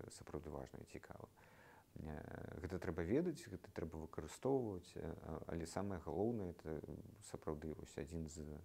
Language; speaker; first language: Belarusian; non-native, local second language; Russian